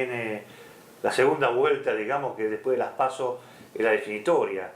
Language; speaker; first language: Spanish; native; Spanish